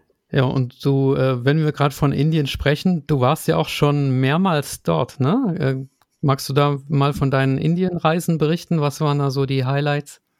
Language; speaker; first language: German; native; German